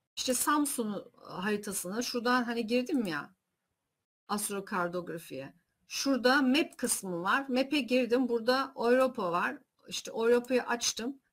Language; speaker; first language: Turkish; early bilingual, heritage; Turkish